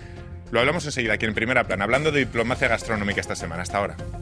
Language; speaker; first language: Spanish; native; Spanish